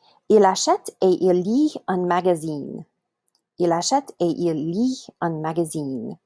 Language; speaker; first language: French; non-native, fluent; English